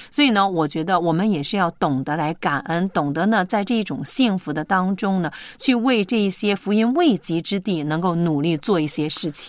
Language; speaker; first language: Chinese; native; Chinese